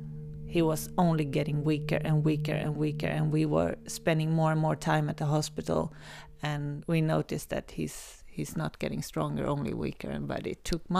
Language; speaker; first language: English; non-native, fluent; Swedish